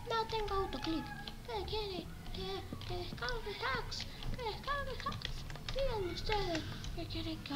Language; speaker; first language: Spanish; native; Spanish